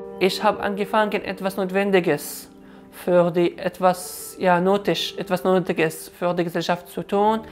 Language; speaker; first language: German; non-native, fluent; Arabic